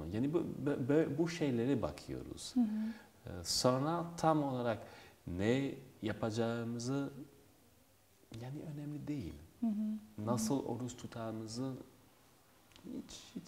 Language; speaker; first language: Turkish; non-native, fluent; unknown